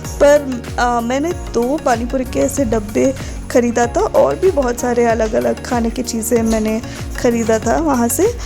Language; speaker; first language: Hindi; non-native, local second language; Kannada